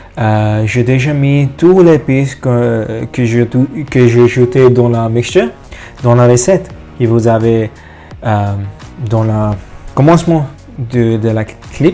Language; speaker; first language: French; non-native, fluent; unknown